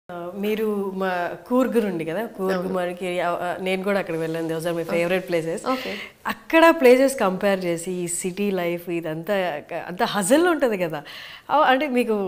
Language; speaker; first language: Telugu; native; Telugu